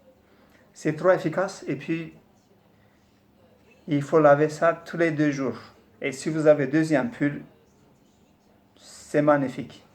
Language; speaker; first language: French; non-native, fluent; Turkish